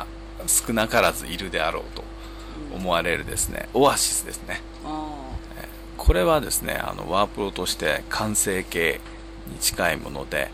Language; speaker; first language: Japanese; native; Japanese